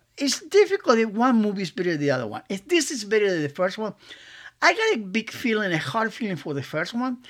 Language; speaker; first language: English; non-native, fluent; Spanish